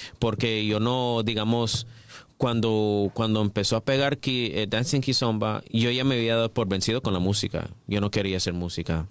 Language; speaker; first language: Spanish; early bilingual, heritage; Spanish